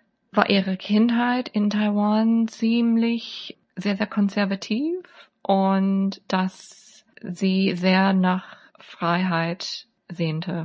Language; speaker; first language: German; non-native, fluent; English